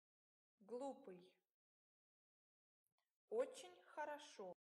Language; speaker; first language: Russian; non-native, learner; English